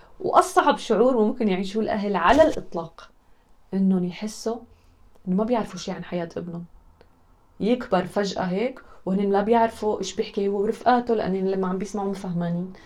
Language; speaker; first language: Arabic; native; Arabic